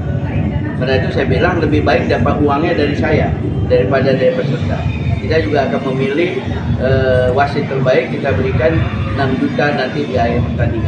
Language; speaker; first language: Indonesian; native; Indonesian